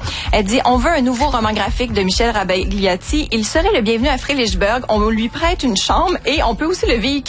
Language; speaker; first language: French; native; French